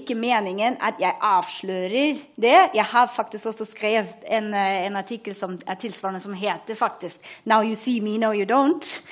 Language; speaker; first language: Norwegian; non-native, fluent; German